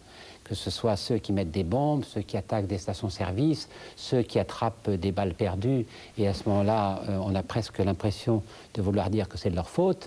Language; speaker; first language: French; native; French